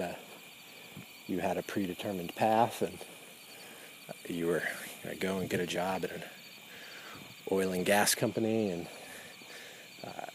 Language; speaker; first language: English; native; English